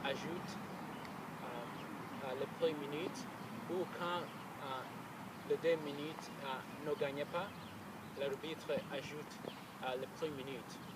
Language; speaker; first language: French; non-native, learner; English